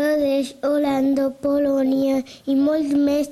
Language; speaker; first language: Catalan; early bilingual, other home language; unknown